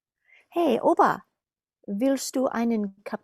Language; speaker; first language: German; non-native, learner; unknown